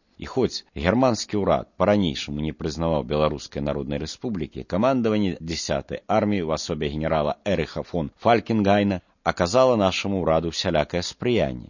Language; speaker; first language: Belarusian; non-native, local second language; Russian